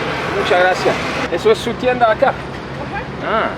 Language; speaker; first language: Spanish; non-native, learner; English